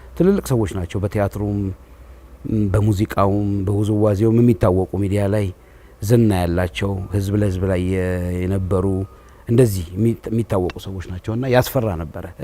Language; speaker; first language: Amharic; native; Amharic